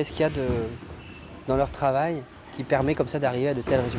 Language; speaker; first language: French; native; French